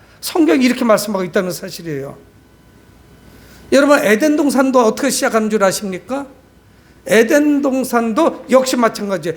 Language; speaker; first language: Korean; native; Korean